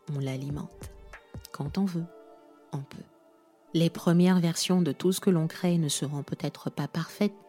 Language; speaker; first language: French; non-native, local second language; Lingala